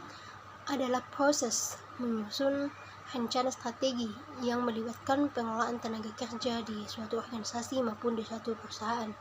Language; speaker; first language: Indonesian; native; Indonesian